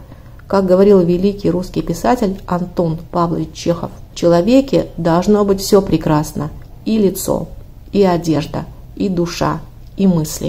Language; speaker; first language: Russian; native; Russian